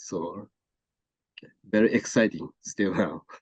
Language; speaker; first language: English; non-native, learner; Japanese